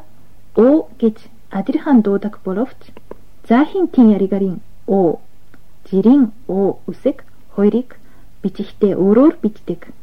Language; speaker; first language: Japanese; non-native, learner; Russian